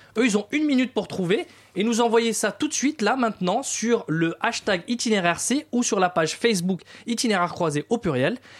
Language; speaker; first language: French; native; French